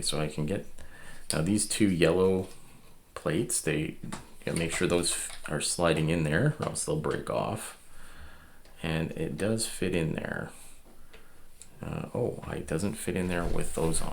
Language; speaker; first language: English; native; English